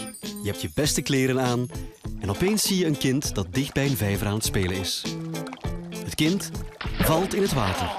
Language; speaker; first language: Dutch; native; Dutch